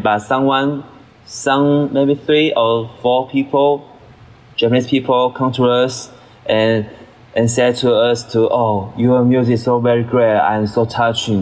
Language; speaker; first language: English; non-native, learner; Chinese